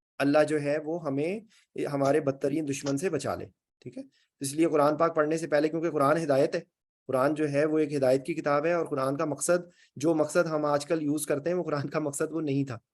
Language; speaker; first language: Urdu; native; Urdu